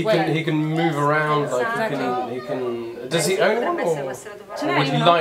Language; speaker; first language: English; non-native, fluent; French